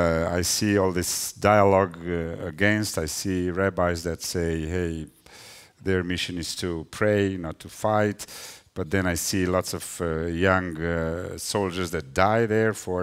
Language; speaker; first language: English; non-native, fluent; Romanian